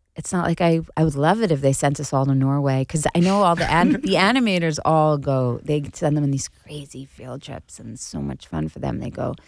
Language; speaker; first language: English; native; English